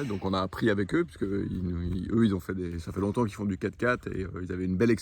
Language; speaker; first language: French; native; French